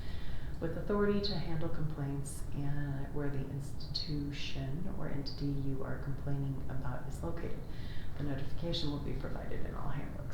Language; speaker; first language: English; native; English